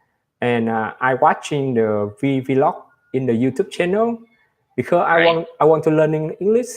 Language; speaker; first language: English; non-native, learner; Vietnamese